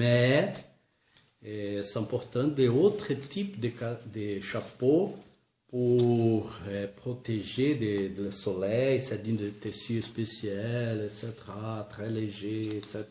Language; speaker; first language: French; non-native, learner; Portuguese